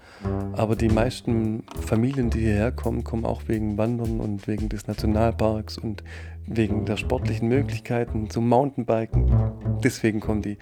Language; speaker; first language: German; native; German